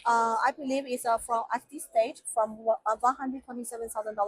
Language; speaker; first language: English; non-native, fluent; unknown